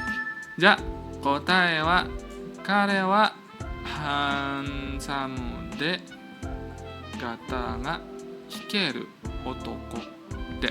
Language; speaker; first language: Japanese; non-native, fluent; Indonesian